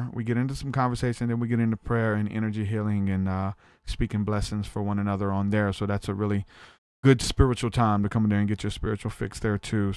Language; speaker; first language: English; native; English